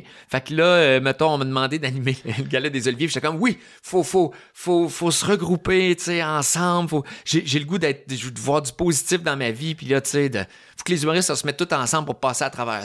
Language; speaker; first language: French; native; French